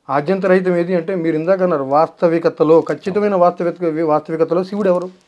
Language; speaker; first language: Telugu; native; Telugu